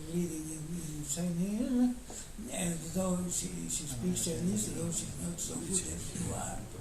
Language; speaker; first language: English; non-native, fluent; Italian